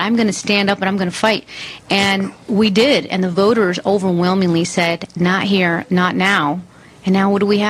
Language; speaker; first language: English; native; English